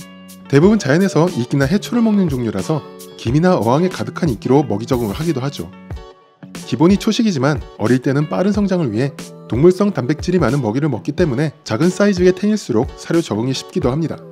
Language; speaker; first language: Korean; native; Korean